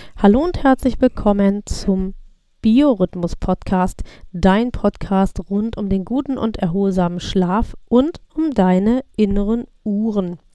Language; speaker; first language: German; native; German